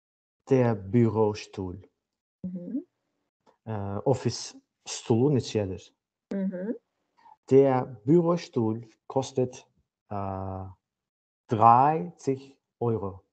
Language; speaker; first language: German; non-native, learner; Azerbaijani